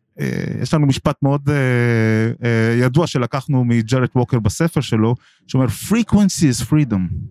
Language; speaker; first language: Hebrew; non-native, local second language; Arabic